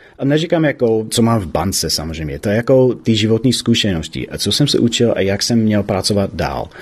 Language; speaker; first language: Czech; non-native, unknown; English